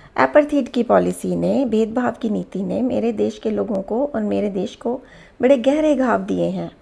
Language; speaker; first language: Hindi; native; Hindi